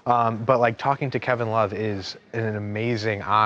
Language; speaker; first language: English; native; English